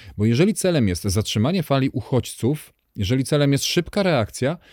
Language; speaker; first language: Polish; native; Polish